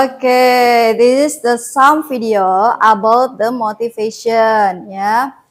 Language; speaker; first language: English; non-native, learner; Indonesian